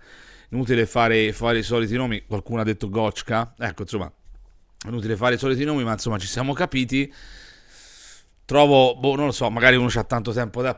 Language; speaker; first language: Italian; native; Italian